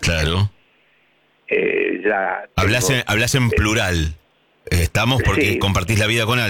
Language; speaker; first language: Spanish; native; Spanish